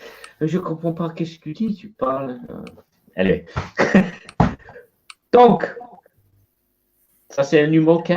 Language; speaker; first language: French; non-native, learner; English